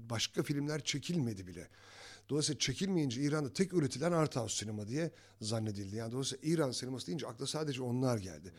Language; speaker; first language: Turkish; native; Turkish